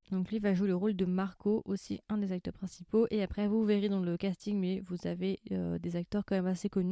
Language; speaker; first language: French; native; French